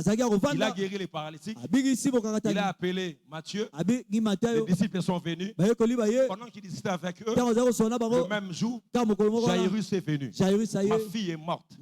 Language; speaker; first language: French; non-native, local second language; Lingala